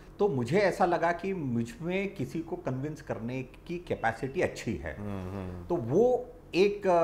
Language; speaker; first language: Hindi; non-native, local second language; Marathi